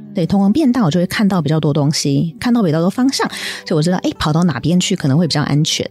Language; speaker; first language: Chinese; early bilingual, heritage; Chinese